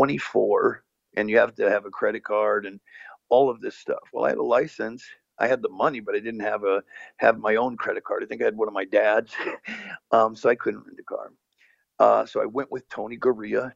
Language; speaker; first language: English; early bilingual, other home language; Portuguese